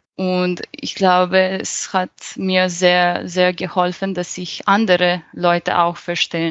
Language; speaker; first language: German; non-native, fluent; Serbian